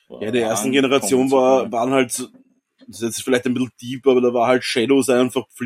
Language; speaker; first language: German; native; German